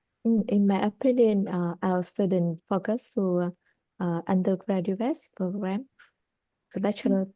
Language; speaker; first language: English; non-native, learner; Vietnamese